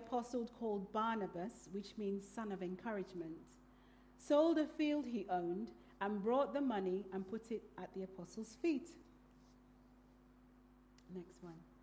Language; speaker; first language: English; non-native, local second language; Yoruba